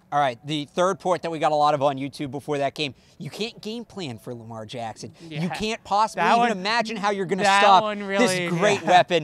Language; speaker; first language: English; native; English